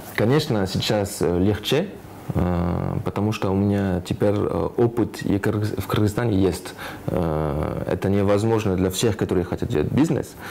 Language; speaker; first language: Russian; non-native, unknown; French